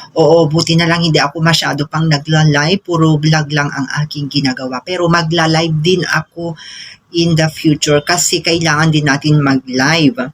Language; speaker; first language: Filipino; non-native, local second language; Cebuano